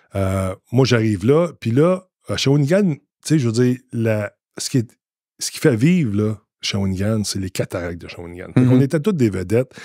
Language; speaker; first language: French; native; French